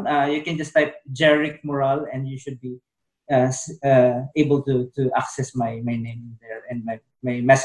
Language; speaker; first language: English; non-native, local second language; Bikol